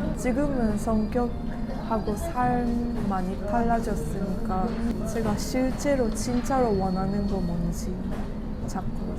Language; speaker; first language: Korean; non-native, fluent; Hindi